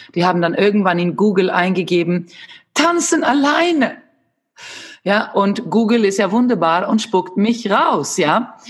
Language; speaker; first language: German; non-native, fluent; Swedish